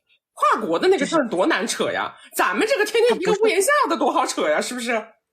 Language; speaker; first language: Chinese; native; Chinese